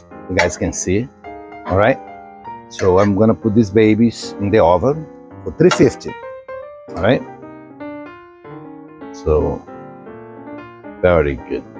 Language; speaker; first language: English; non-native, fluent; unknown